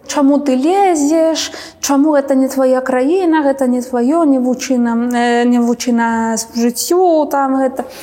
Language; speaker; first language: Belarusian; non-native, fluent; Spanish